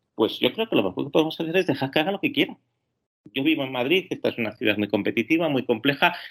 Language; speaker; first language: Spanish; native; Spanish